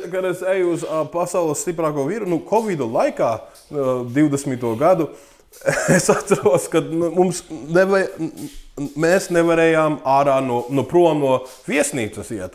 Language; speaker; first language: Latvian; early bilingual, heritage; English